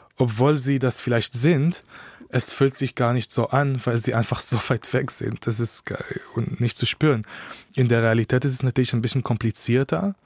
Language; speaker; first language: German; non-native, fluent; Hebrew